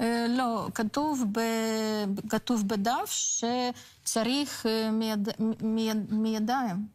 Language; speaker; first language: Hebrew; non-native, learner; Russian